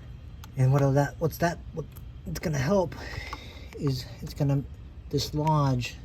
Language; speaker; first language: English; native; English